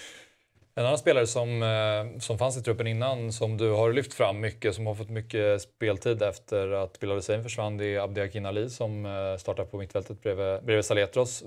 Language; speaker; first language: Swedish; native; Swedish